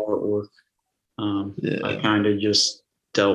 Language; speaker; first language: English; native; English